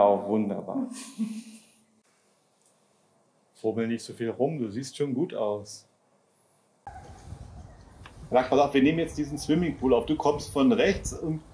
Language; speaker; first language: German; native; German